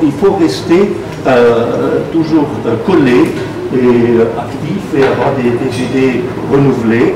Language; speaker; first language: French; non-native, fluent; German